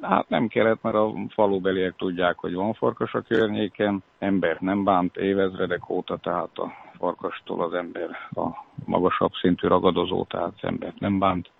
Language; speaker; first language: Hungarian; native; Hungarian